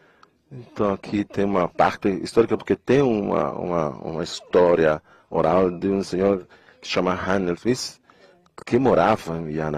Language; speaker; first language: Portuguese; non-native, fluent; Spanish